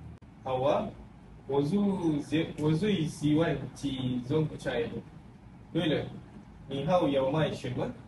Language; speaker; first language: Chinese; non-native, learner; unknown